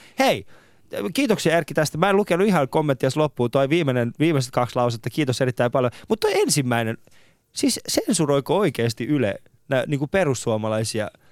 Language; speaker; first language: Finnish; non-native, fluent; Persian